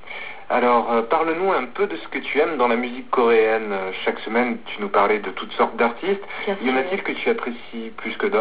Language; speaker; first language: French; native; French